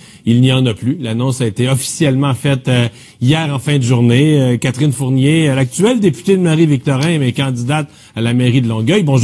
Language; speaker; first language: French; native; French